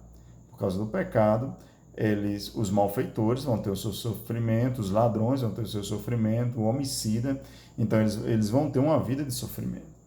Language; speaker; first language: Portuguese; native; Portuguese